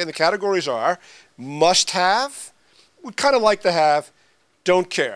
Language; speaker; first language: English; native; English